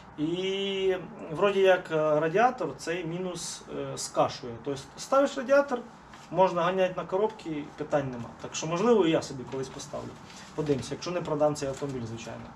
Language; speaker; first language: Ukrainian; non-native, local second language; Russian